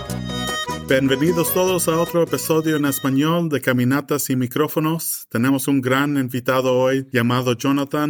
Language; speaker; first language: Spanish; early bilingual, heritage; English